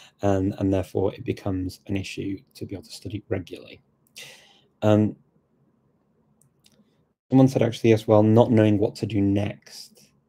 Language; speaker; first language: English; native; English